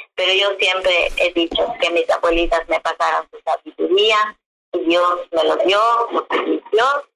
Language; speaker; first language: Spanish; non-native, local second language; Yucateco